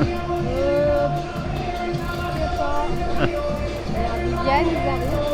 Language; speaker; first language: French; native; French